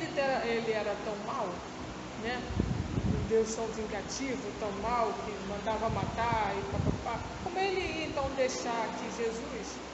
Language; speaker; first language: Portuguese; native; Portuguese